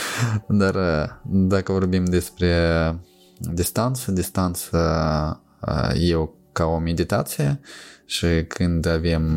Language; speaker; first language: Romanian; non-native, local second language; Russian